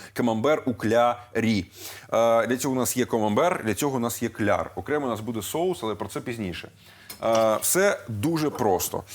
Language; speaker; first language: Ukrainian; native; Ukrainian